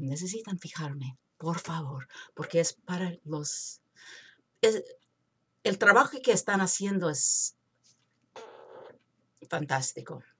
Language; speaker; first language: Spanish; non-native, fluent; English